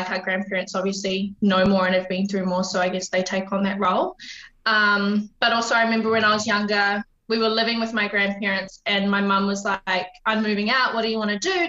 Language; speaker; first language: English; native; English